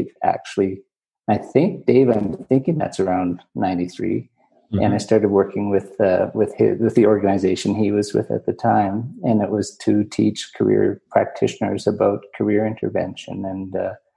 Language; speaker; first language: English; native; English